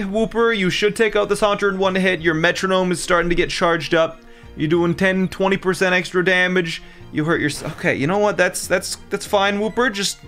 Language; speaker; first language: English; native; English